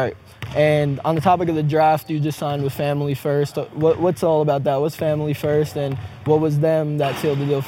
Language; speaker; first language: English; native; English